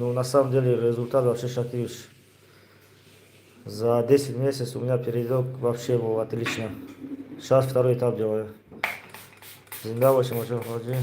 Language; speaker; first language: Russian; non-native, fluent; Tajik